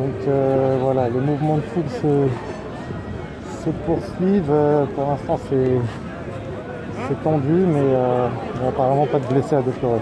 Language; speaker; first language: French; native; French